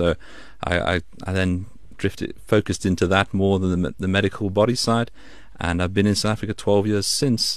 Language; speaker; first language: English; native; English